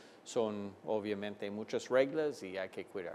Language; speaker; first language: Spanish; non-native, fluent; English